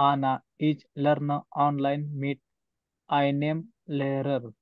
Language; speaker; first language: German; non-native, learner; Marathi